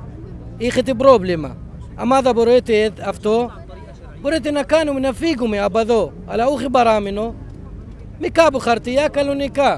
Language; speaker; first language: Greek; non-native, learner; Arabic